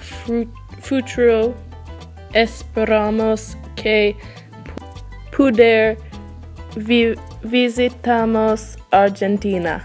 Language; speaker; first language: Spanish; non-native, learner; English